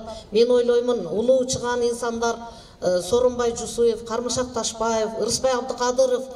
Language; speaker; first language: Kyrgyz; native; Kyrgyz